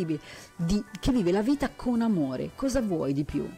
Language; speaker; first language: Italian; native; Italian